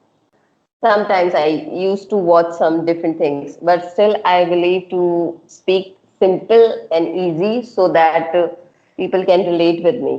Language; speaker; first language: English; non-native, local second language; Hindi